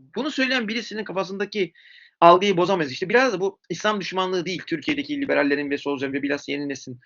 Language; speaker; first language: Turkish; native; Turkish